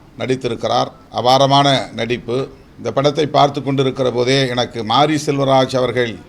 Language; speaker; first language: Tamil; native; Tamil